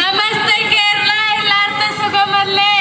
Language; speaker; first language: Malayalam; non-native, learner; Hindi